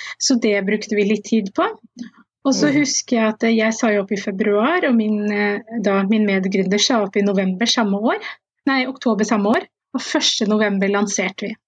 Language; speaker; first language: Norwegian; early bilingual, other home language; Somali